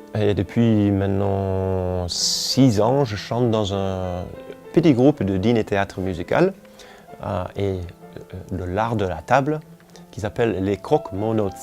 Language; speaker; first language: French; non-native, fluent; English